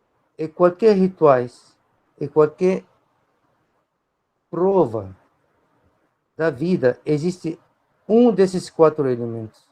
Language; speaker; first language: Portuguese; non-native, fluent; Arabic